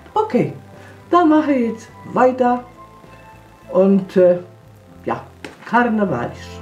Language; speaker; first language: German; non-native, fluent; Polish